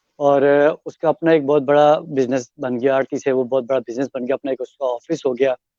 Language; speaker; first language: Urdu; non-native, local second language; Punjabi